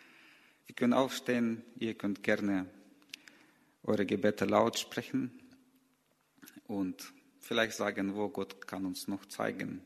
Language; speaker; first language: German; non-native, learner; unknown